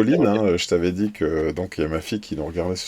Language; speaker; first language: French; native; French